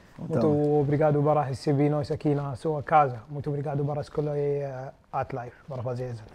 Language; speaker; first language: Portuguese; non-native, learner; Arabic